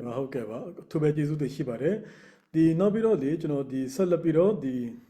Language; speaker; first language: Burmese; non-native, local second language; Hakha Chin